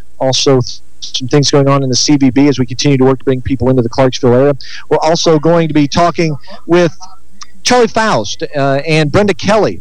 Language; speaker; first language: English; native; English